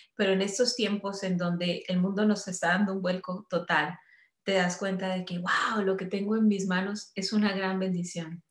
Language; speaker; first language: Spanish; native; Spanish